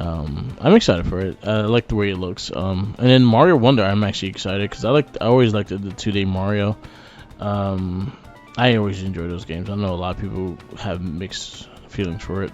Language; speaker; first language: English; native; English